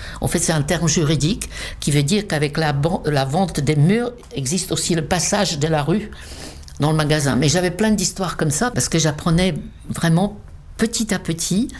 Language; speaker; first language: French; non-native, fluent; Czech